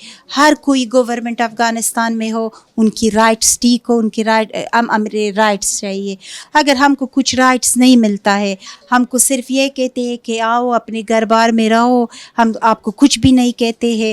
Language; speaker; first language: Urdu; non-native, fluent; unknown